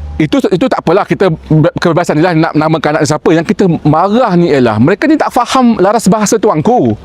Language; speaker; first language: Malay; native; Malay